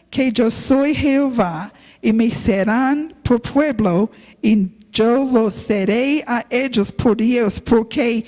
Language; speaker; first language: Spanish; non-native, learner; English